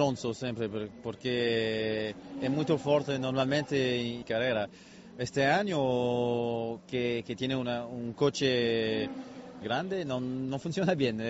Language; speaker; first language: Spanish; non-native, learner; French